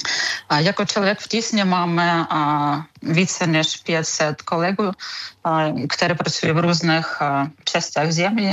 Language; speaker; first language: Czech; non-native, fluent; Ukrainian